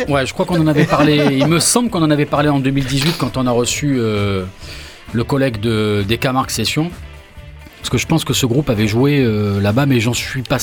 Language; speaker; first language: French; native; French